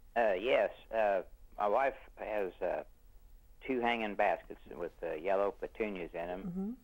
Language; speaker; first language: English; native; English